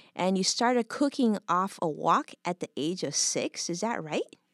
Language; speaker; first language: English; native; English